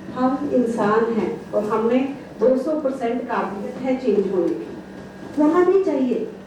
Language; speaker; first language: Hindi; non-native, local second language; Punjabi